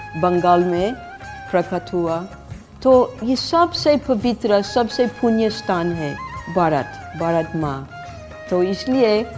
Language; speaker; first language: Hindi; non-native, fluent; English